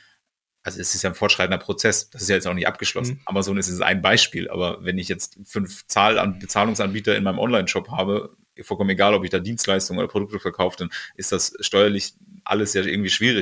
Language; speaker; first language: German; native; German